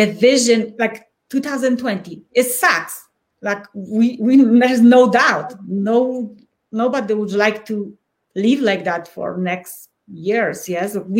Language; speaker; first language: English; non-native, fluent; Polish